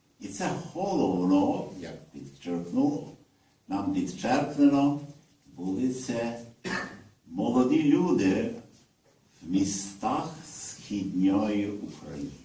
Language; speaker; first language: Ukrainian; early bilingual, heritage; Ukrainian